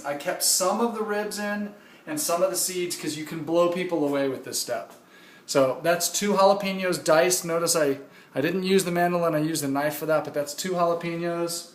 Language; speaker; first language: English; native; English